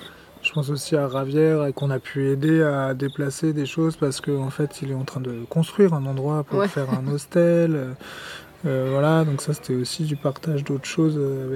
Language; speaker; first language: French; native; French